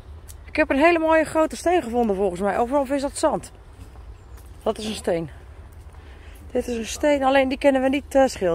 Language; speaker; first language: Dutch; native; Dutch